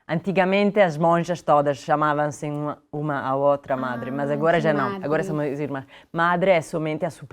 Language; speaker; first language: Portuguese; non-native, fluent; Italian